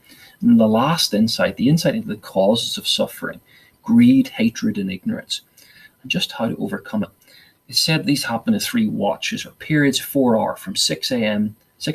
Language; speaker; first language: English; native; English